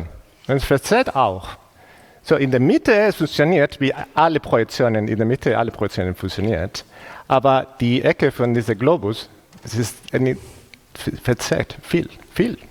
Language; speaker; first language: German; non-native, fluent; Spanish